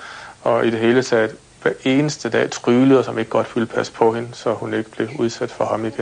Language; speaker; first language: Danish; native; Danish